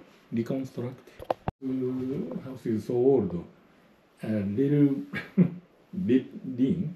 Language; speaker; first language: English; non-native, learner; Japanese